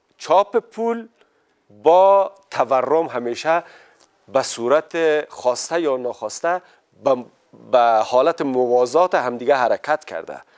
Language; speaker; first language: Persian; native; Persian